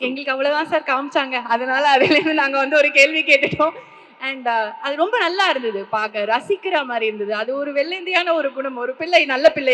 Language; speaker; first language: Tamil; native; Tamil